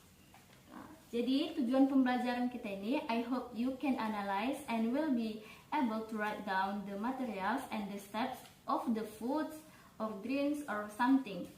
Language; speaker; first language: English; non-native, fluent; Indonesian